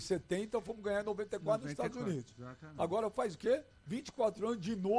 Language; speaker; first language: Portuguese; native; Portuguese